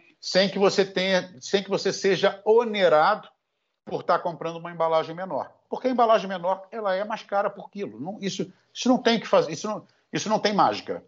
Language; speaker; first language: Portuguese; native; Portuguese